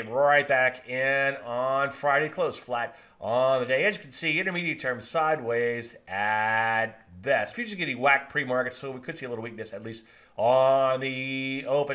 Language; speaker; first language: English; native; English